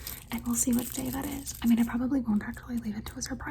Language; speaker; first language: English; early bilingual, other home language; Spanish